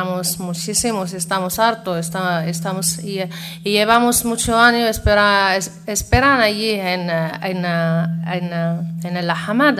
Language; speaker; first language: Spanish; non-native, learner; Arabic